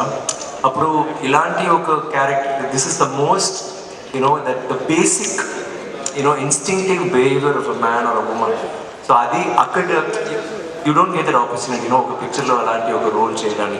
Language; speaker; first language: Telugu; non-native, fluent; Tamil